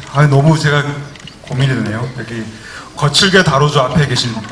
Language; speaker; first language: Korean; native; Korean